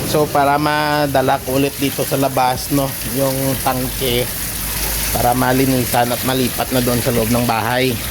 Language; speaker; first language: Filipino; non-native, local second language; Hiligaynon